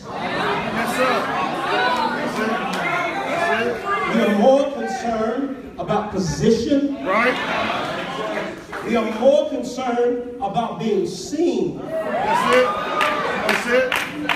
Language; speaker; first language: English; native; English